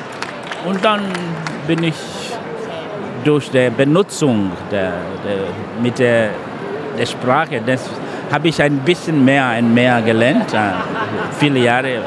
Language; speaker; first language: German; non-native, fluent; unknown